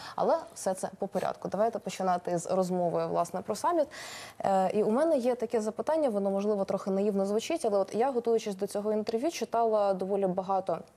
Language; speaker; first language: Ukrainian; native; Ukrainian